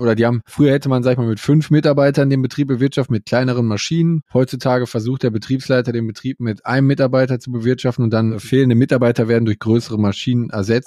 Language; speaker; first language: German; native; German